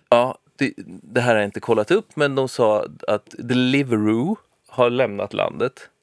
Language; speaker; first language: Swedish; native; Swedish